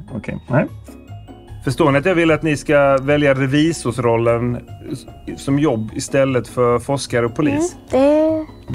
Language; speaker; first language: Swedish; native; Swedish